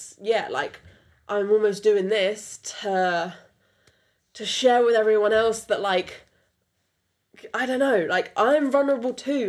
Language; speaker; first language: English; non-native, local second language; French